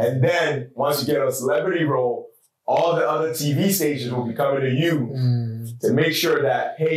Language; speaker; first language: English; non-native, local second language; Akan